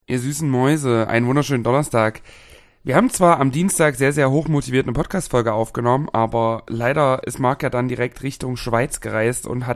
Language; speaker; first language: German; native; German